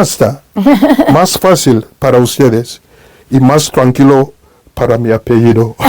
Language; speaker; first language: Spanish; non-native, fluent; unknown